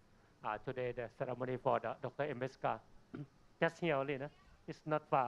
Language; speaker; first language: English; non-native, learner; Thai